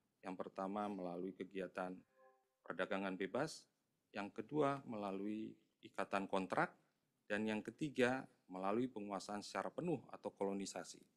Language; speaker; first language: Indonesian; native; Indonesian